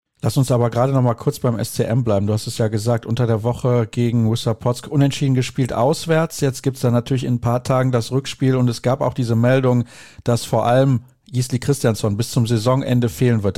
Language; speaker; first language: German; native; German